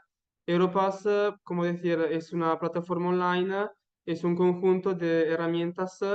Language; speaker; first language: Spanish; non-native, learner; Italian